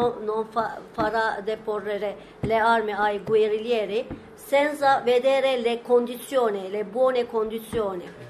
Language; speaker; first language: Italian; non-native, fluent; Turkish